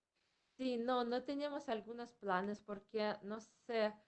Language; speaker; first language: Spanish; non-native, fluent; Russian